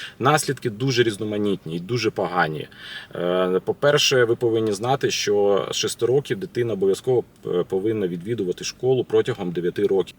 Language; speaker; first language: Ukrainian; native; Ukrainian